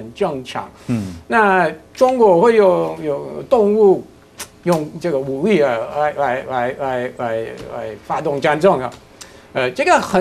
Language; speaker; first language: Chinese; non-native, fluent; English